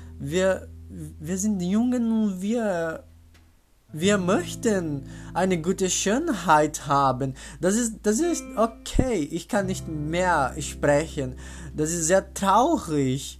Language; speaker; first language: German; non-native, learner; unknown